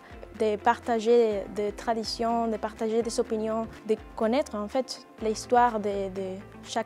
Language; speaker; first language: French; non-native, fluent; Spanish